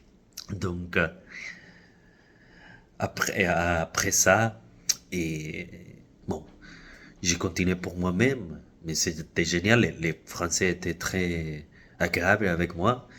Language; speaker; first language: French; non-native, fluent; Spanish